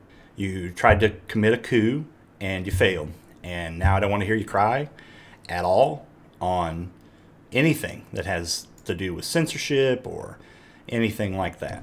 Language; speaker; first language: English; native; English